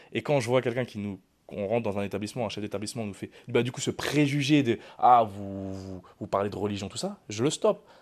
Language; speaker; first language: French; native; French